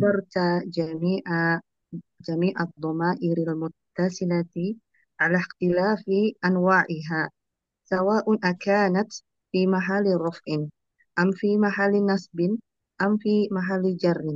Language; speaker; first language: Arabic; non-native, learner; Indonesian